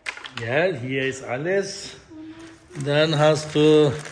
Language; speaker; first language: German; non-native, learner; Turkish